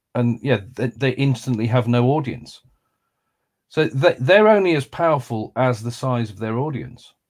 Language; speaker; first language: English; native; English